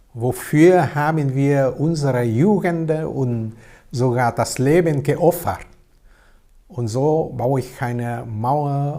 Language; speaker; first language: German; non-native, learner; Vietnamese